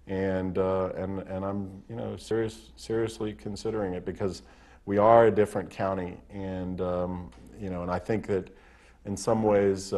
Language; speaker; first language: English; native; English